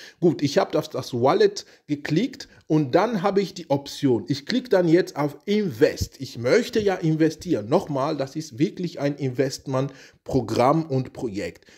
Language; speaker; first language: German; non-native, fluent; French